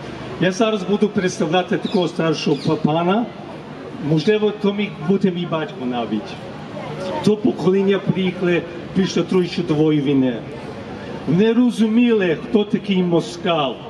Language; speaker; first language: Ukrainian; early bilingual, heritage; Ukrainian